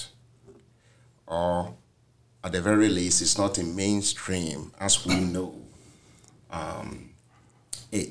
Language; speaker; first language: English; non-native, local second language; Akan